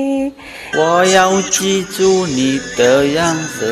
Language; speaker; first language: Chinese; non-native, fluent; Lao